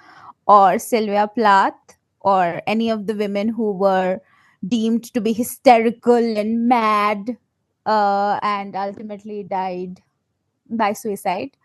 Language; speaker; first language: English; non-native, local second language; Malayalam